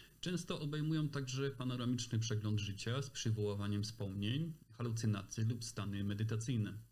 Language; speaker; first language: Polish; native; Polish